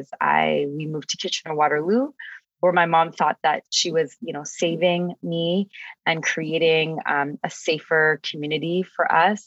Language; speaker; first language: English; native; English